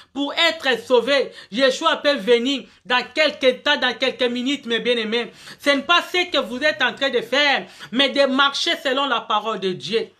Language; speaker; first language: French; non-native, local second language; Lingala